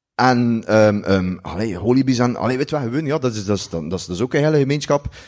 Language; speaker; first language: Dutch; native; Dutch